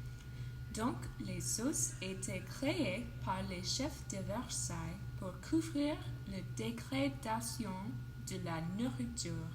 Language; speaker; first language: French; non-native, learner; English